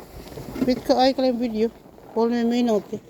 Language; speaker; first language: Finnish; non-native, learner; Cebuano